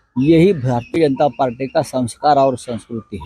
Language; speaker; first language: Hindi; non-native, local second language; Marathi